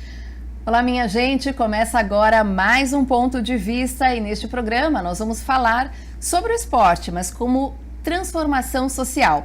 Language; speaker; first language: Portuguese; native; Portuguese